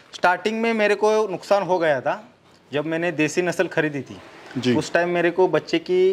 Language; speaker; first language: Hindi; non-native, local second language; Marathi